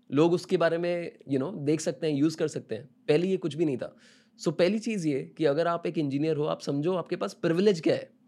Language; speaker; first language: Hindi; native; Hindi